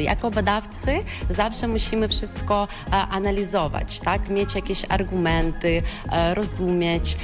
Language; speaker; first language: Polish; non-native, fluent; Ukrainian